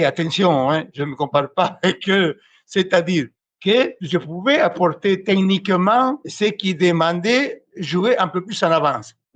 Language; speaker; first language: French; non-native, fluent; Spanish